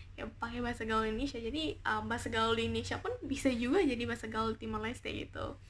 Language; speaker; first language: Indonesian; early bilingual, heritage; Indonesian